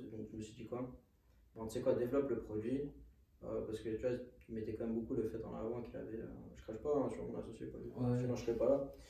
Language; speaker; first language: French; native; French